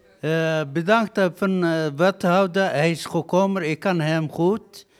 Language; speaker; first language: Dutch; non-native, learner; Arabic